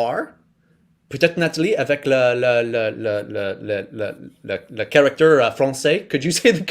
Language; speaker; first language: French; non-native, learner; English